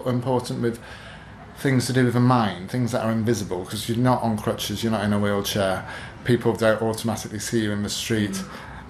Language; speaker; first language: English; native; English